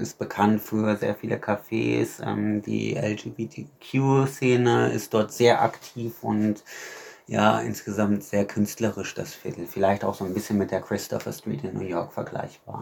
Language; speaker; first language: German; native; German